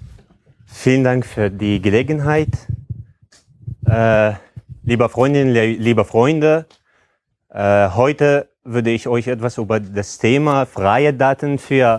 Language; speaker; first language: German; non-native, fluent; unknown